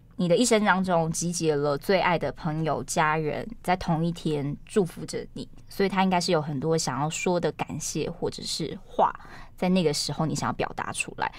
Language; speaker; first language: Chinese; native; Chinese